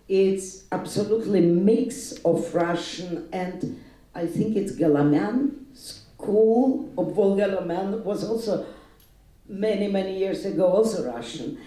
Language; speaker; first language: English; non-native, fluent; Russian